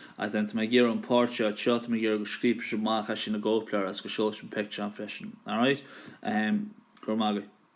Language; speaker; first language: Irish; native; Irish